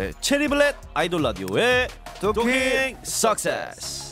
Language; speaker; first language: Korean; native; Korean